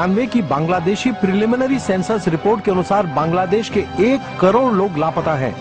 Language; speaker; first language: Hindi; native; Hindi